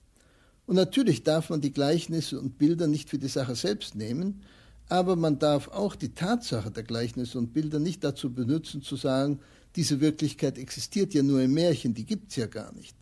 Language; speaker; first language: German; native; German